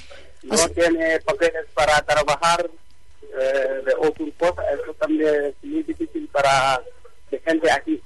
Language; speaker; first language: Spanish; non-native, learner; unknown